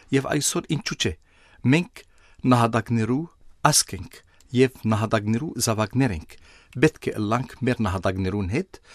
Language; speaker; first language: Armenian; early bilingual, heritage; Armenian